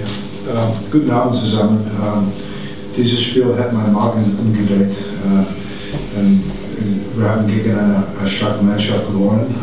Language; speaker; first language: German; non-native, learner; English